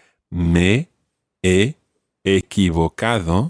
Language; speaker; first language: Spanish; non-native, fluent; English